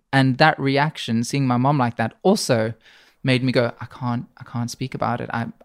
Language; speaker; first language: English; native; English